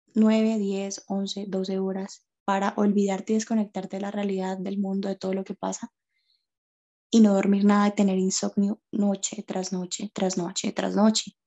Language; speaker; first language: Spanish; native; Spanish